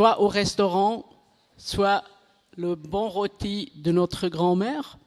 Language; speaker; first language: French; non-native, local second language; German